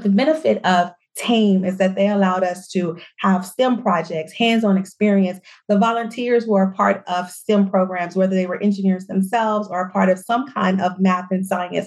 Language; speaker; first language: English; native; English